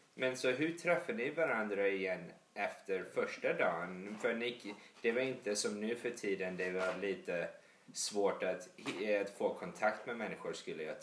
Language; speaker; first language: Swedish; early bilingual, heritage; English